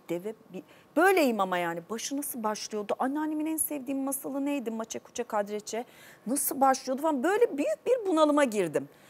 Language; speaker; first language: Turkish; native; Turkish